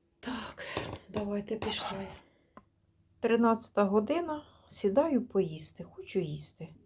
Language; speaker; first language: Ukrainian; native; Ukrainian